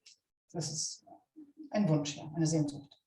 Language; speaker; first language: German; native; German